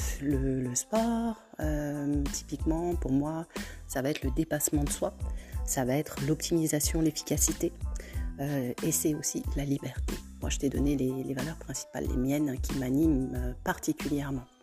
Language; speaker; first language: French; native; French